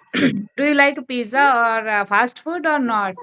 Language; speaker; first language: English; non-native, learner; Hindi